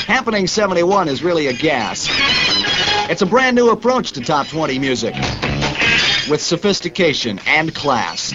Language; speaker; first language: English; native; English